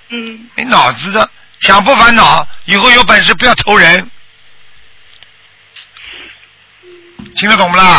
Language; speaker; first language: Chinese; native; Chinese